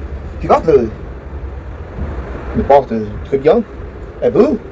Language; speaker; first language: French; non-native, learner; Portuguese